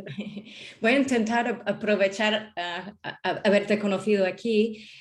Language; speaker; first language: Spanish; non-native, fluent; English